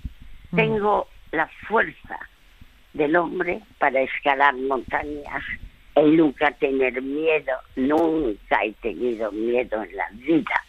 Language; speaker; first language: Spanish; early bilingual, other home language; French